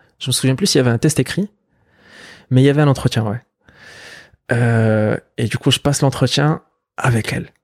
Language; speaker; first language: French; non-native, local second language; Arabic